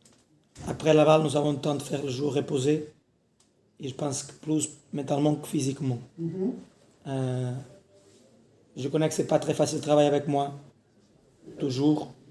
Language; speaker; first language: French; non-native, learner; Portuguese